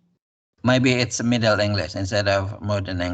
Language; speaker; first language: English; non-native, fluent; Indonesian